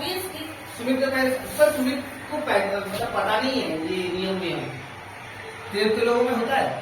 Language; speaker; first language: Hindi; non-native, local second language; Bangla